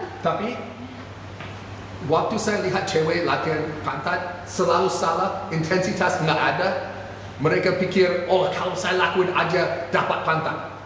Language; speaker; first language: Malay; non-native, fluent; English